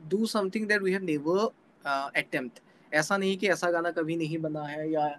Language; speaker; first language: Hindi; non-native, local second language; Assamese